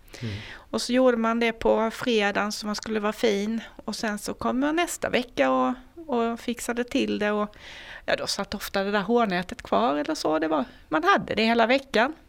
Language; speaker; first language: Swedish; native; Swedish